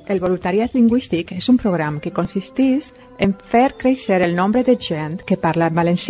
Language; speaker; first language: Catalan; non-native, learner; Spanish